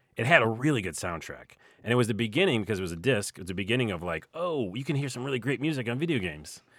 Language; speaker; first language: English; native; English